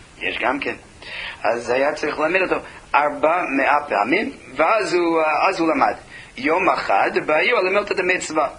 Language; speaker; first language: Hebrew; non-native, fluent; English